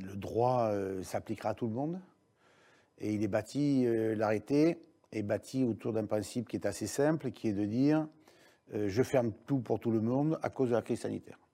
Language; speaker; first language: French; native; French